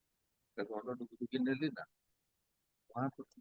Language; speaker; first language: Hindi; non-native, local second language; Bangla